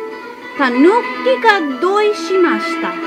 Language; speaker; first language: Japanese; non-native, learner; English